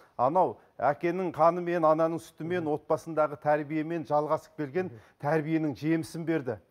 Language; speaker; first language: Kazakh; native; Kazakh